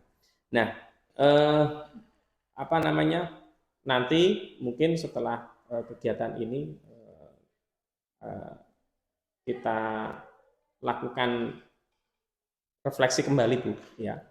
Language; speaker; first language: Indonesian; native; Indonesian